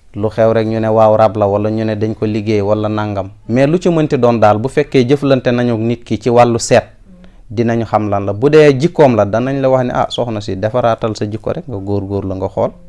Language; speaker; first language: Wolof; non-native, local second language; Fula